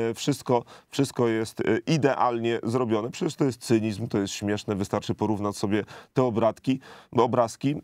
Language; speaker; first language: Polish; native; Polish